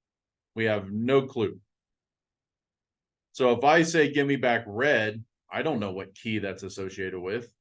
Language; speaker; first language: English; native; English